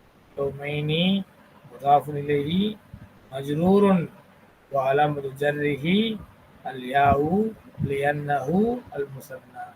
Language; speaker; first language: Arabic; non-native, fluent; Tamil